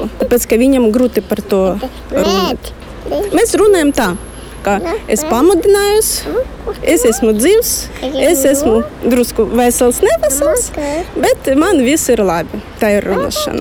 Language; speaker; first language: Latvian; non-native, learner; Russian